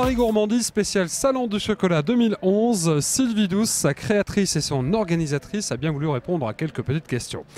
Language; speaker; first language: French; native; French